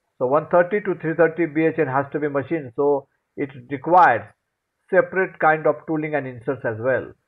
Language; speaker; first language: English; non-native, local second language; Marathi